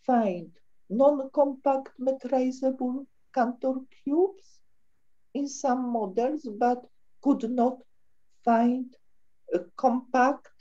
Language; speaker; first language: English; non-native, fluent; Polish